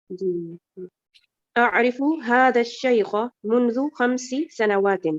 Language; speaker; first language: Arabic; non-native, learner; Urdu